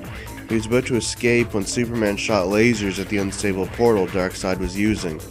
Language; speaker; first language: English; native; English